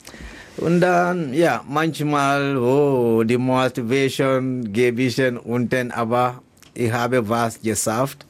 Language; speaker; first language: German; non-native, learner; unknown